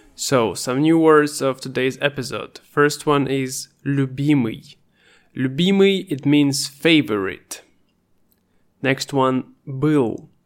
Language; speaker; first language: Russian; native; Russian